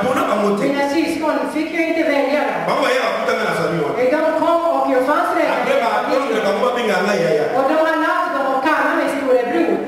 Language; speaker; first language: Swedish; non-native, fluent; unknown